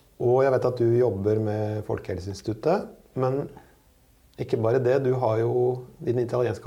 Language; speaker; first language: Norwegian; native; Norwegian